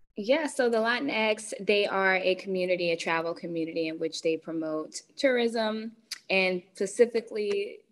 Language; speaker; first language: English; native; English